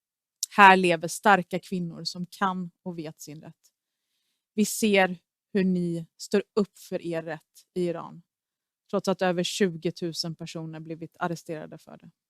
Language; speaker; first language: Swedish; early bilingual, other home language; Persian